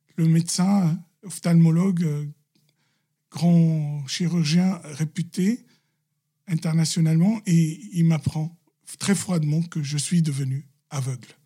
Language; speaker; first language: French; non-native, local second language; Arabic